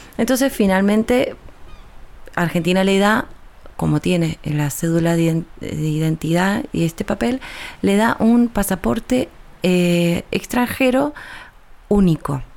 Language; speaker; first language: Spanish; native; Spanish